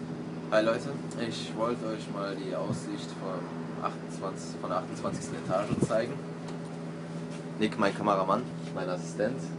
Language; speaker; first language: German; native; German